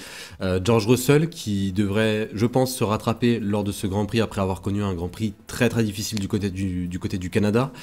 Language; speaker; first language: French; native; French